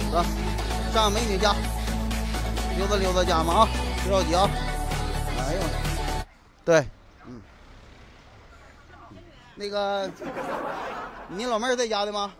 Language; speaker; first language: Chinese; native; Chinese